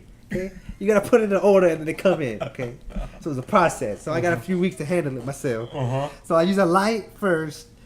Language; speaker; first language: English; native; English